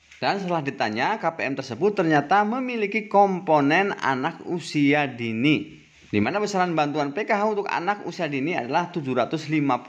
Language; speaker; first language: Indonesian; native; Indonesian